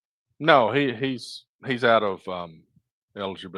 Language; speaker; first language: English; native; English